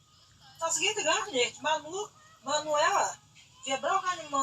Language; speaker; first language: German; non-native, learner; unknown